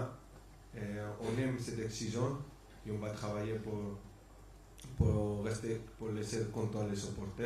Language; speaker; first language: French; non-native, fluent; Spanish